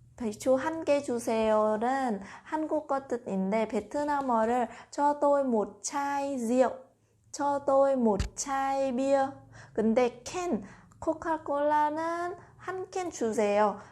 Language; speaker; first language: Korean; non-native, fluent; Vietnamese